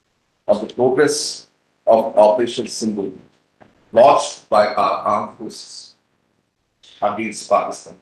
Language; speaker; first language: English; non-native, local second language; Hindi